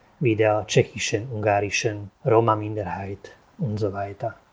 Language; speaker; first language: German; non-native, local second language; Slovak